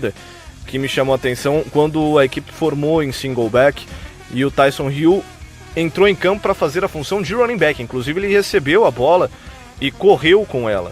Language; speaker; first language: Portuguese; native; Portuguese